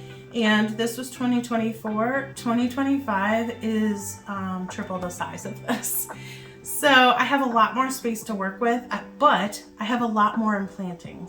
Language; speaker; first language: English; native; English